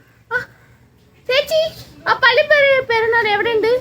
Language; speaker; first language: Malayalam; non-native, learner; Tamil